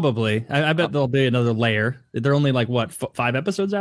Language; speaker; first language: English; native; English